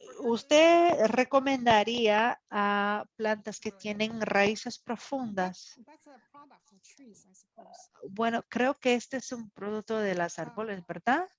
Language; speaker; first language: Spanish; non-native, fluent; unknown